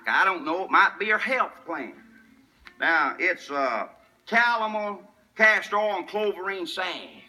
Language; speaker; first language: English; native; English